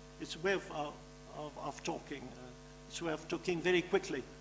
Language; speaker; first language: English; non-native, fluent; French